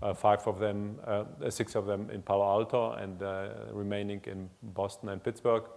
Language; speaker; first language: English; non-native, fluent; German